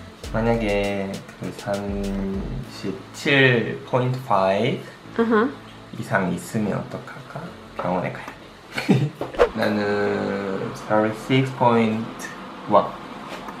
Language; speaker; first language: Korean; non-native, learner; Japanese